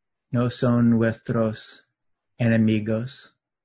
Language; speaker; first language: Spanish; non-native, learner; English